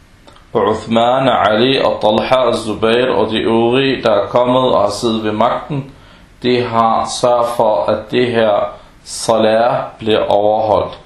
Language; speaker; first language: Danish; early bilingual, other home language; Arabic